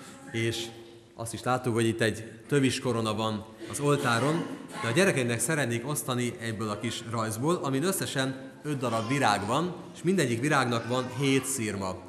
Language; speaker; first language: Hungarian; native; Hungarian